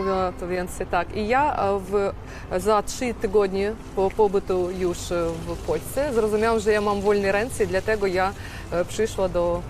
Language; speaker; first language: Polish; non-native, learner; Ukrainian